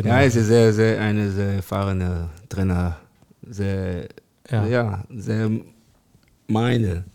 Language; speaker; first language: German; non-native, learner; French